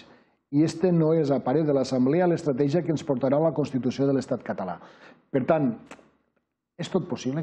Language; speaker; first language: Catalan; native; Catalan